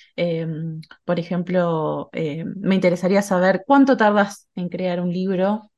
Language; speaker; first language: Spanish; native; Spanish